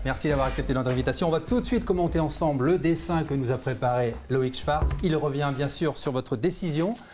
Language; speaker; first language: French; native; French